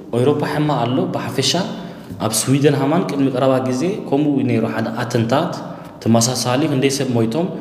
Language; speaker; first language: Tigrinya; early bilingual, heritage; Tigrinya